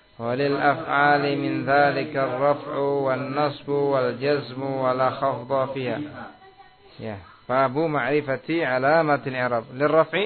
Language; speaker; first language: Arabic; non-native, fluent; Indonesian